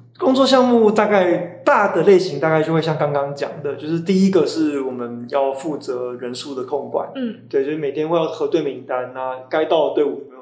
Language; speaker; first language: Chinese; native; Chinese